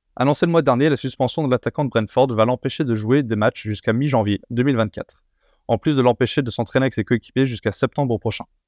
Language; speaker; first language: French; native; French